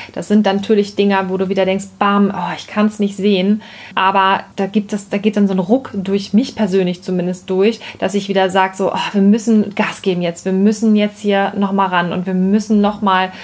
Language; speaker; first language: German; native; German